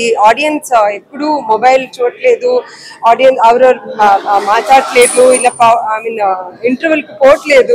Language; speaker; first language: Telugu; non-native, learner; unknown